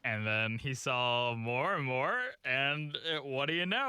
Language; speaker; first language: English; native; English